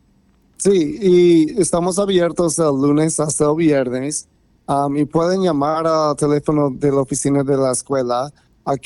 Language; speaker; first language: Spanish; non-native, fluent; English